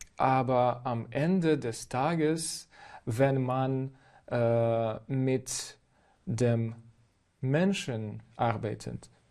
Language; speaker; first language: German; non-native, fluent; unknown